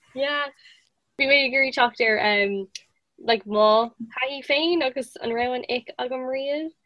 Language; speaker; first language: Irish; non-native, local second language; English